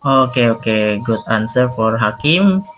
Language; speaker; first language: English; non-native, local second language; Indonesian